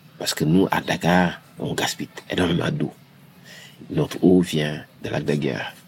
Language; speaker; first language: French; non-native, local second language; Wolof